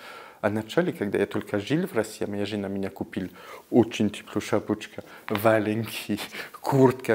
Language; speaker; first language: Russian; non-native, fluent; French